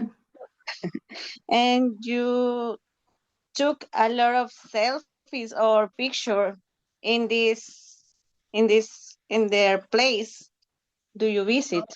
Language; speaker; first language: English; non-native, learner; Spanish